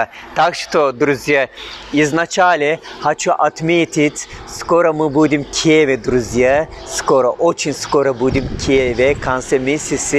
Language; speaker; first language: Russian; non-native, learner; Turkish